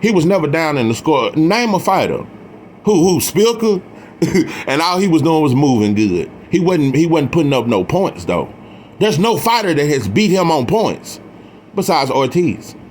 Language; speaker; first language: English; native; English